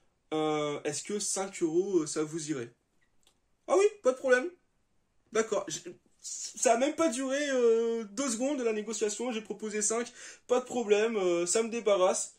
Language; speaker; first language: French; native; French